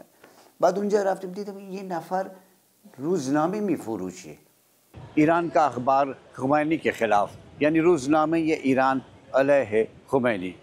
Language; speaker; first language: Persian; non-native, fluent; Urdu